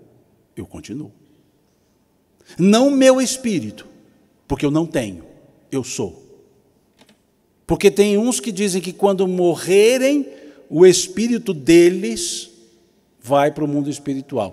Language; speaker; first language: Portuguese; native; Portuguese